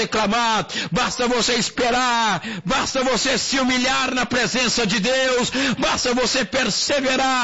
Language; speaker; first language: Portuguese; native; Portuguese